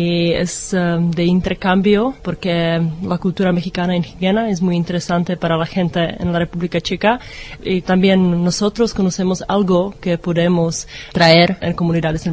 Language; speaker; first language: Spanish; non-native, learner; Czech